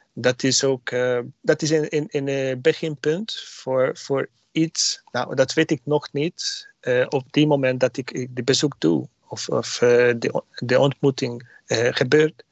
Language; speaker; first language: Dutch; non-native, learner; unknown